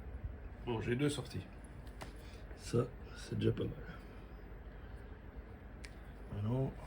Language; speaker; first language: French; native; French